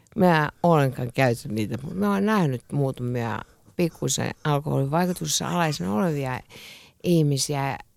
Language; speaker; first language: Finnish; native; Finnish